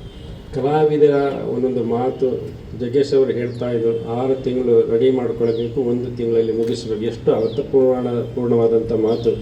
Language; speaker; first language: Kannada; native; Kannada